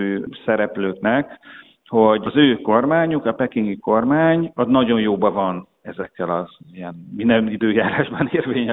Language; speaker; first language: Hungarian; native; Hungarian